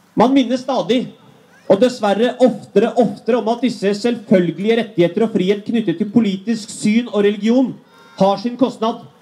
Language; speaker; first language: Norwegian; early bilingual, other home language; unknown